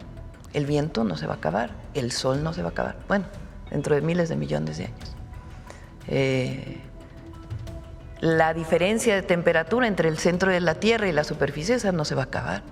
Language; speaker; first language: Spanish; native; Spanish